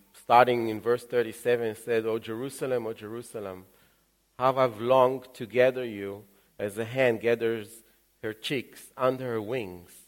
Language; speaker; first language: English; early bilingual, other home language; Russian